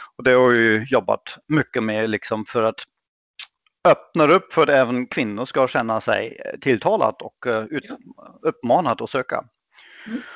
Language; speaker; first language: Swedish; non-native, fluent; German